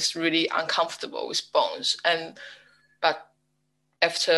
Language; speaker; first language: English; non-native, fluent; Chinese